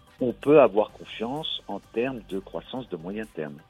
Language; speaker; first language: French; native; French